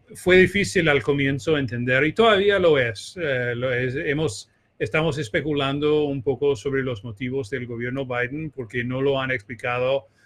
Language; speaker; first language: Spanish; non-native, fluent; English